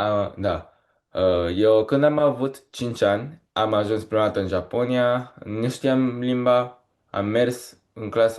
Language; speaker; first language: Romanian; early bilingual, heritage; Romanian